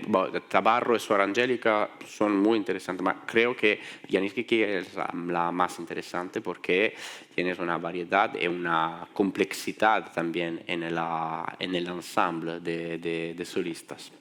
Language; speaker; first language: Spanish; non-native, fluent; Italian